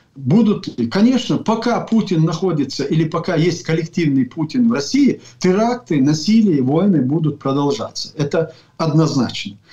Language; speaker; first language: Russian; non-native, local second language; Chechen